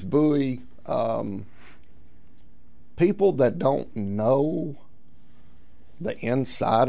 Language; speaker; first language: English; native; English